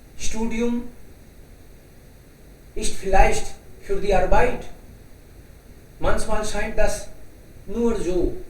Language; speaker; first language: German; non-native, learner; Hindi